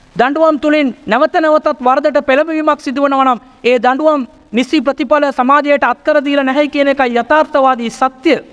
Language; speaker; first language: Sinhala; non-native, local second language; Tamil